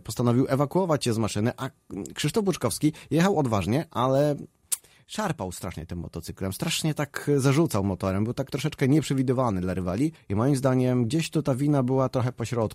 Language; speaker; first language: Polish; native; Polish